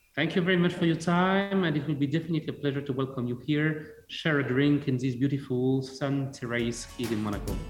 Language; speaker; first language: English; non-native, fluent; French